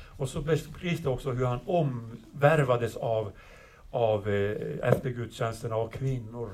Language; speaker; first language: Swedish; native; Swedish